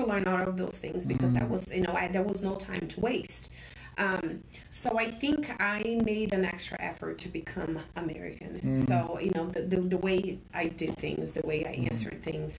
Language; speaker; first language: English; non-native, fluent; Portuguese